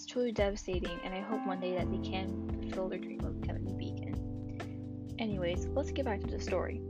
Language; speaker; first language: English; native; English